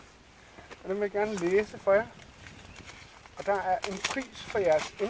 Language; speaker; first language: Danish; native; Danish